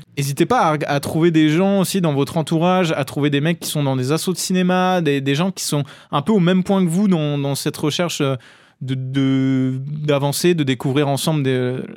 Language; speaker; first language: French; native; French